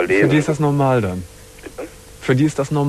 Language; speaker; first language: German; native; German